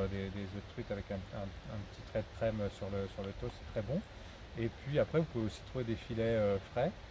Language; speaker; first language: French; native; French